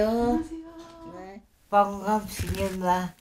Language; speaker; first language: Korean; non-native, learner; Russian